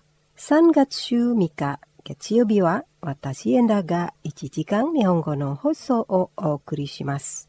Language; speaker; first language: Japanese; non-native, fluent; Indonesian